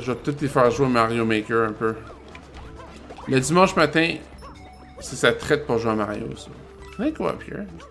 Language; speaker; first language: French; native; French